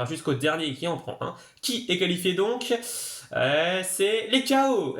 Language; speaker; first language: French; native; French